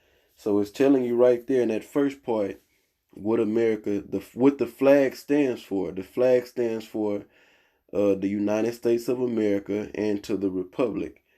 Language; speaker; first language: English; native; English